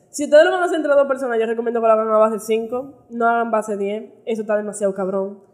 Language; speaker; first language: Spanish; early bilingual, heritage; Spanish